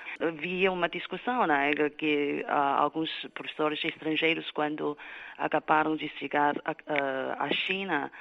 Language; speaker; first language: Portuguese; non-native, fluent; Chinese